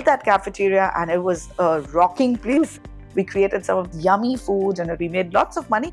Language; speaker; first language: English; non-native, local second language; Hindi